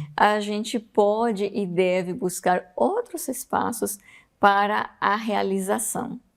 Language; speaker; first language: Portuguese; non-native, fluent; Spanish